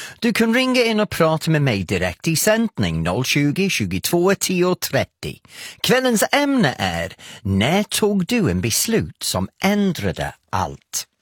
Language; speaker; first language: Swedish; non-native, fluent; English